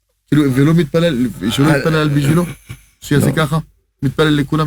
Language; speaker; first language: Hebrew; non-native, fluent; French